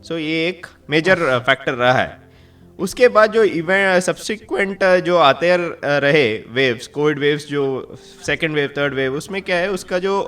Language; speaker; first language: Hindi; non-native, local second language; Kannada